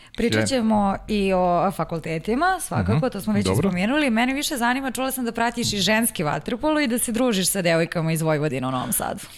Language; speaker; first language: Serbian; native; Serbian